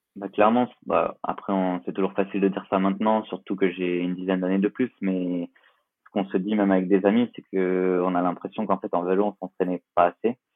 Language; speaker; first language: French; native; French